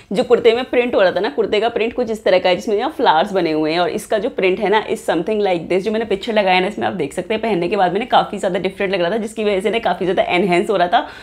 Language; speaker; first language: Hindi; native; Hindi